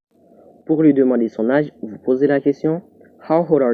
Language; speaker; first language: French; non-native, local second language; Haitian Creole